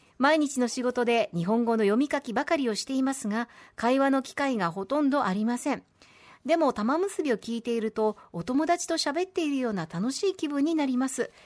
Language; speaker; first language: Japanese; native; Japanese